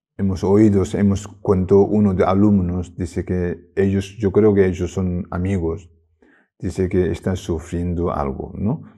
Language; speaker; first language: Spanish; non-native, learner; Tibetan